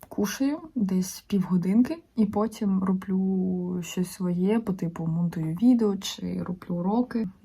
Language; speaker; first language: Ukrainian; non-native, local second language; Russian